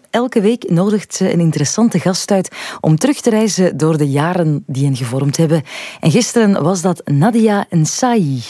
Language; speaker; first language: Dutch; native; Dutch